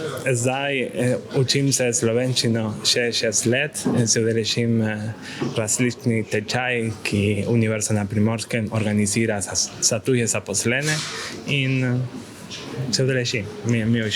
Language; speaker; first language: Slovenian; non-native, learner; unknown